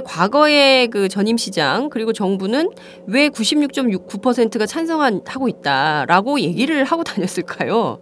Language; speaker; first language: Korean; native; Korean